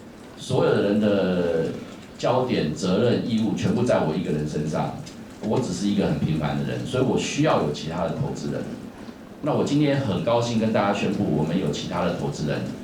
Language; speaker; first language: Chinese; native; Chinese